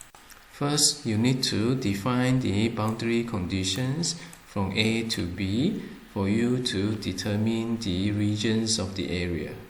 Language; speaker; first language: English; non-native, fluent; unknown